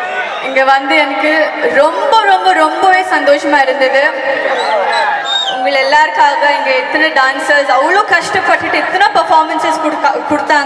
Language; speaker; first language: Tamil; non-native, fluent; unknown